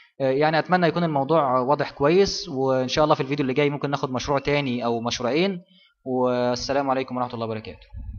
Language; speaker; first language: Arabic; native; Arabic